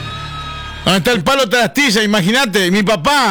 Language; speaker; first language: Spanish; native; Spanish